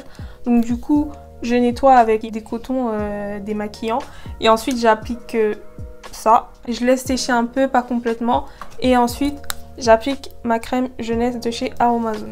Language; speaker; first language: French; native; French